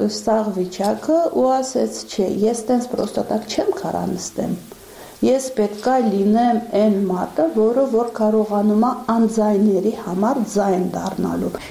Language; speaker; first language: Armenian; non-native, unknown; Uzbek